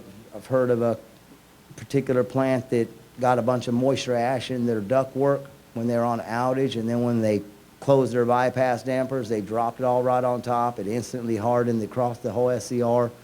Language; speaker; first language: English; native; English